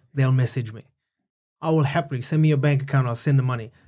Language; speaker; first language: English; native; English